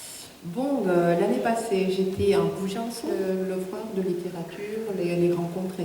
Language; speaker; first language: French; non-native, fluent; Korean